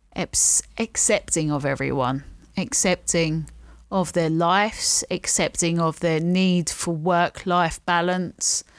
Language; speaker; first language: English; native; English